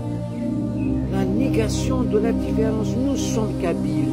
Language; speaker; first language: French; non-native, local second language; Kabyle